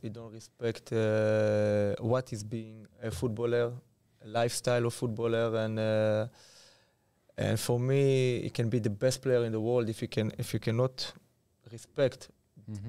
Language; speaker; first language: English; non-native, fluent; Hebrew